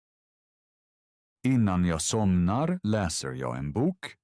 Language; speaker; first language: Swedish; non-native, fluent; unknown